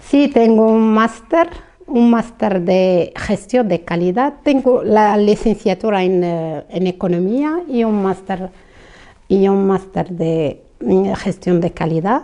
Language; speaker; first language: Spanish; non-native, fluent; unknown